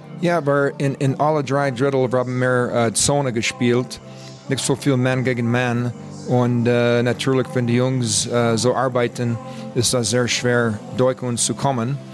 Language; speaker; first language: German; non-native, fluent; English